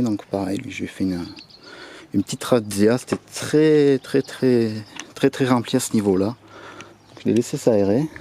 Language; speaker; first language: French; native; French